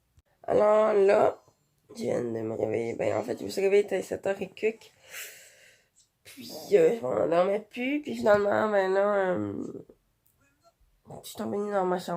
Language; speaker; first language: French; native; French